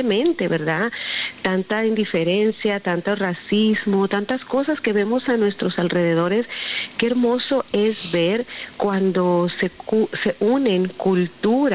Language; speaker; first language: Spanish; native; Spanish